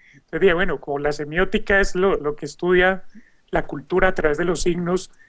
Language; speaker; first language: Spanish; native; Spanish